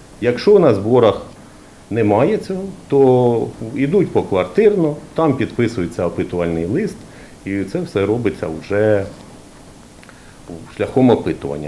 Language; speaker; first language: Ukrainian; native; Ukrainian